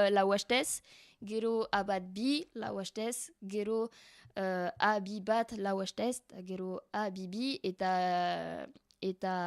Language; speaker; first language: Basque; non-native, learner; French